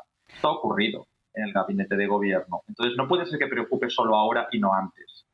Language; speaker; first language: Spanish; native; Spanish